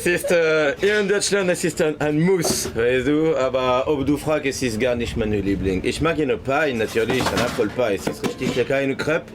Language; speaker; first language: German; non-native, learner; French